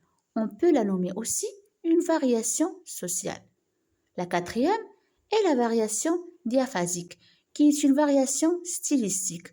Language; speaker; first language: French; non-native, local second language; Arabic